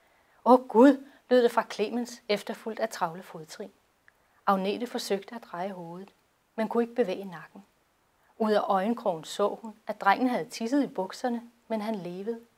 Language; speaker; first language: Danish; native; Danish